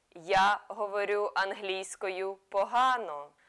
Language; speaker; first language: Ukrainian; non-native, local second language; Russian